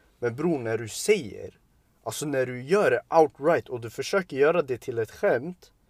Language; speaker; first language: Swedish; early bilingual, other home language; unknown